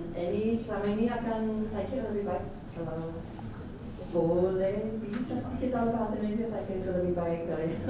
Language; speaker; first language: Indonesian; non-native, fluent; English